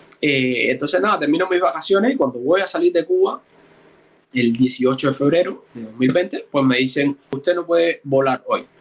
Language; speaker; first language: Spanish; native; Spanish